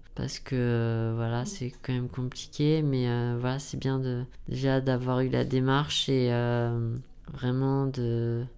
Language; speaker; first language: French; native; French